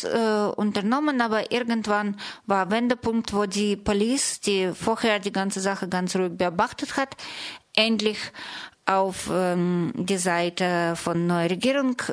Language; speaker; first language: German; non-native, fluent; Russian